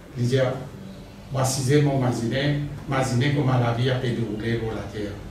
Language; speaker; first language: French; non-native, local second language; Morisyen